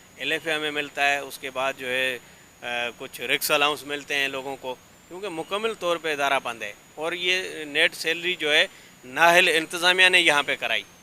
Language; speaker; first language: Urdu; non-native, local second language; Sindhi